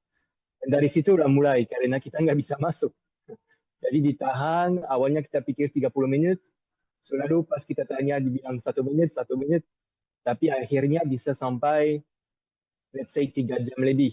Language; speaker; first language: Indonesian; non-native, fluent; French